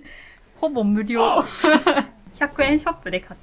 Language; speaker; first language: Japanese; non-native, fluent; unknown